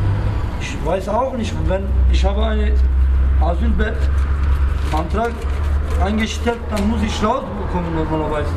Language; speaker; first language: German; non-native, learner; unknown